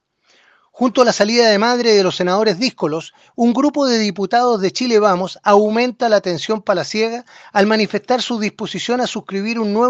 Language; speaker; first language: Spanish; native; Spanish